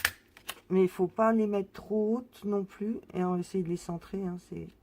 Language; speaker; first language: French; native; French